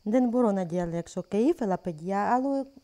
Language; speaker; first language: Greek; non-native, learner; Ukrainian